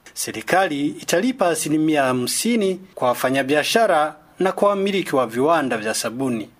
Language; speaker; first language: Swahili; non-native, local second language; Rundi